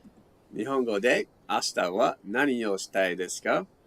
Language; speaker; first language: Japanese; non-native, learner; English